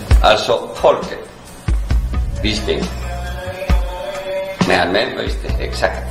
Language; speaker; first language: Swedish; non-native, learner; Spanish